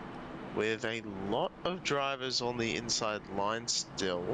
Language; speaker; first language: English; native; English